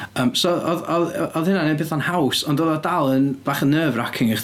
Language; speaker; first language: Welsh; native; Welsh